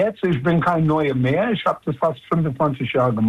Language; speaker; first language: German; non-native, learner; English